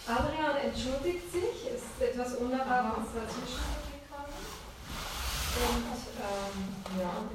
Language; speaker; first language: German; non-native, fluent; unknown